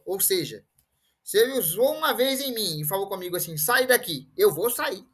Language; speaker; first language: Portuguese; native; Portuguese